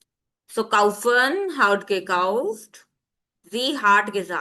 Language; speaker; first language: German; non-native, fluent; Hindi